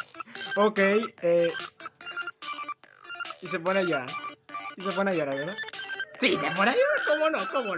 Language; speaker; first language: Spanish; native; Spanish